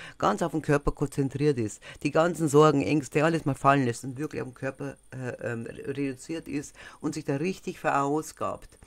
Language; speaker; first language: German; native; German